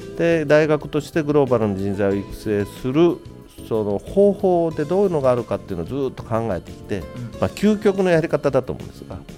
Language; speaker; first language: Japanese; native; Japanese